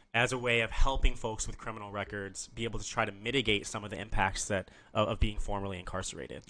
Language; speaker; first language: English; native; English